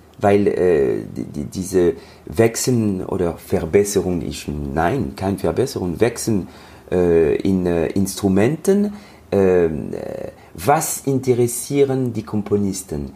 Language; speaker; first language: German; non-native, learner; French